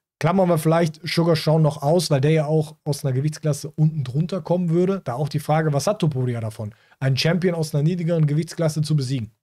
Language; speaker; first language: German; native; German